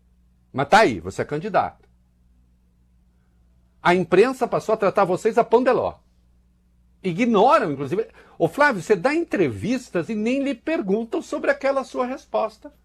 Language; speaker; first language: Portuguese; native; Portuguese